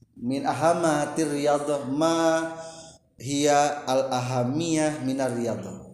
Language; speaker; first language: Arabic; non-native, fluent; Indonesian